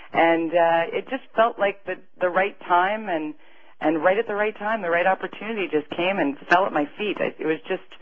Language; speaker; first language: English; native; English